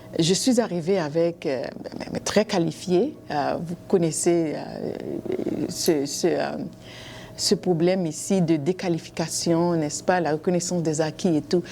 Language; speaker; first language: French; non-native, local second language; Haitian Creole